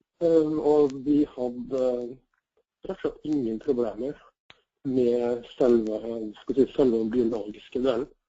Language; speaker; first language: Norwegian; native; Norwegian